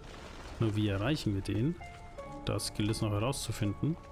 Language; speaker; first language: German; native; German